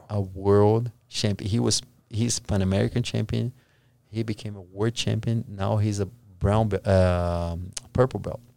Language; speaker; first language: English; non-native, fluent; Portuguese